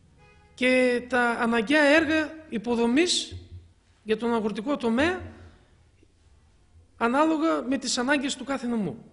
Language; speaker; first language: Greek; native; Greek